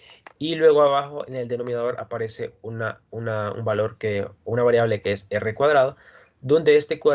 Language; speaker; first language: Spanish; native; Spanish